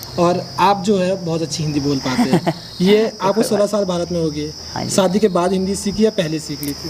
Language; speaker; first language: Hindi; native; Hindi